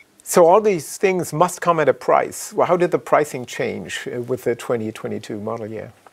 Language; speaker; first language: English; non-native, fluent; German